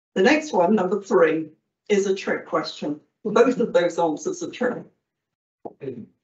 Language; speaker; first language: English; native; English